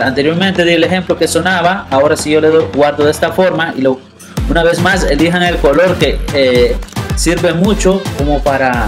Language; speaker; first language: Spanish; native; Spanish